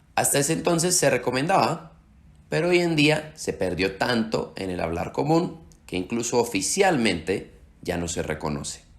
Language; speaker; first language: Spanish; early bilingual, heritage; Slovak